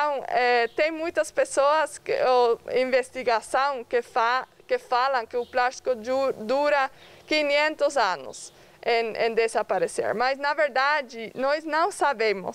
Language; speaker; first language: Portuguese; non-native, fluent; Dutch